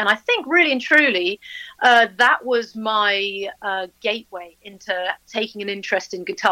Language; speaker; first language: English; native; English